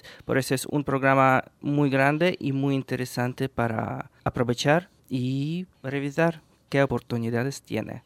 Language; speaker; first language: Spanish; non-native, fluent; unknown